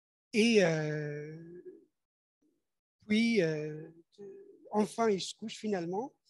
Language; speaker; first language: French; non-native, fluent; Persian